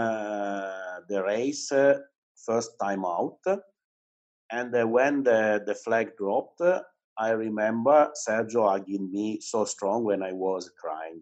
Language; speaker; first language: English; non-native, fluent; Italian